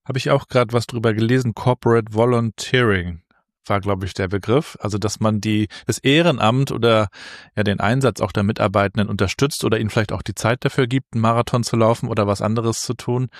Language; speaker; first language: German; native; German